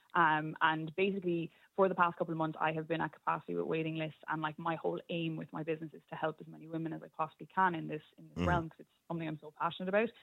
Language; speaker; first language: English; native; English